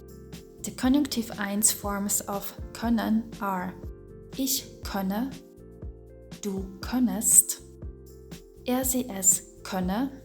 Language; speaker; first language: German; non-native, fluent; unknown